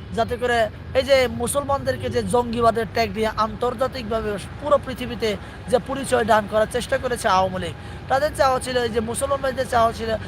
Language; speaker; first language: Bangla; non-native, local second language; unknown